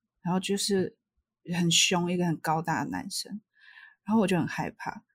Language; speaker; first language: Chinese; native; Chinese